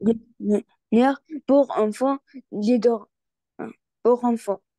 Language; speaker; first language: French; non-native, learner; Arabic